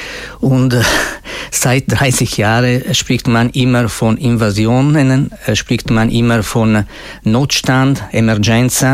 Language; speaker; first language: German; non-native, local second language; Italian